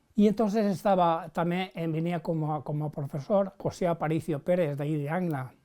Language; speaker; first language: Spanish; non-native, local second language; Catalan